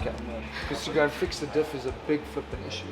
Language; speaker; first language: English; native; English